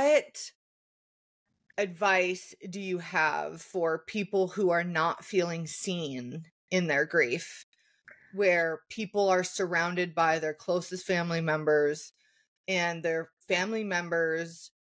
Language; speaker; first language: English; native; English